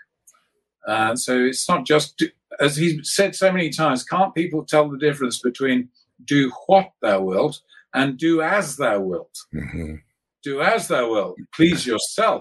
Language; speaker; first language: English; native; English